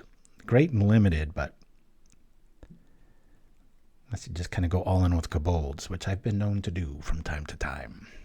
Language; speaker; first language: English; native; English